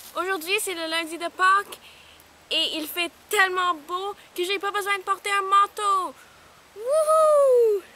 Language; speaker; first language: French; non-native, local second language; English